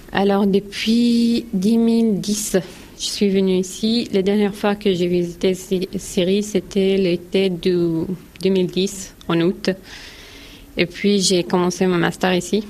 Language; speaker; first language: French; non-native, local second language; Arabic